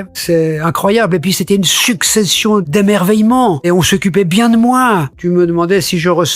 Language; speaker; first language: French; native; French